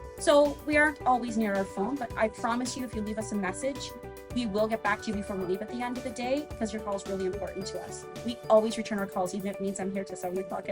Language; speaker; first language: English; native; English